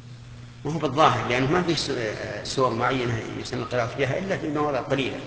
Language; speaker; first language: Arabic; native; Arabic